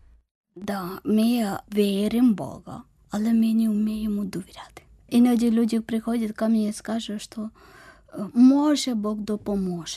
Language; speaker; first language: Ukrainian; non-native, learner; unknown